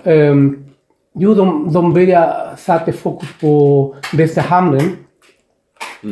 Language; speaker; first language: Swedish; non-native, fluent; Spanish